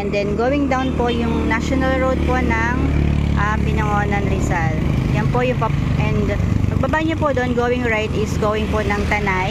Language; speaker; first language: Filipino; native; Filipino